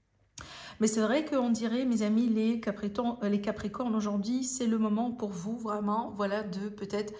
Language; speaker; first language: French; native; French